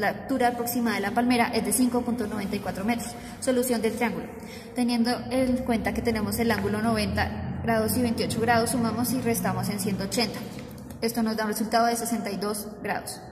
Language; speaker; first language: Spanish; native; Spanish